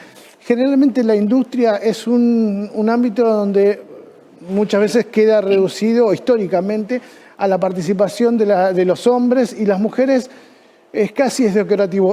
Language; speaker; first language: Spanish; native; Spanish